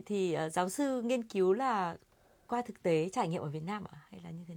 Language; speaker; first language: Vietnamese; native; Vietnamese